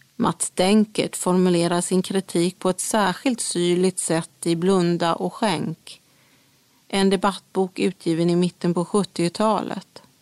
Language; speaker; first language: Swedish; native; Swedish